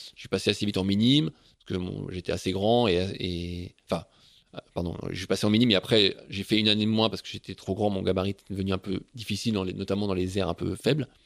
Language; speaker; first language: French; native; French